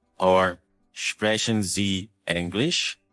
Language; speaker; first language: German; non-native, fluent; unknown